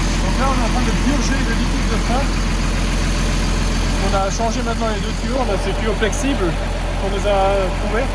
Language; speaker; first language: French; native; French